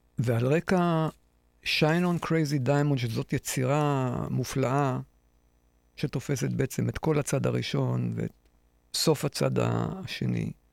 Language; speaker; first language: Hebrew; native; Hebrew